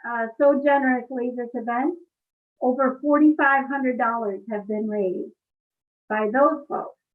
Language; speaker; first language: English; native; English